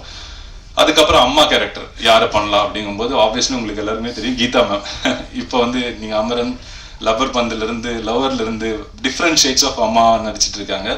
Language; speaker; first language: Tamil; native; Tamil